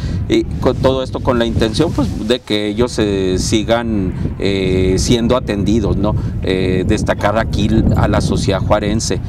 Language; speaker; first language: Spanish; native; Spanish